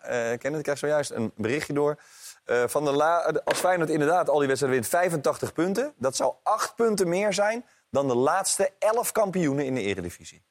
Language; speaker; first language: Dutch; native; Dutch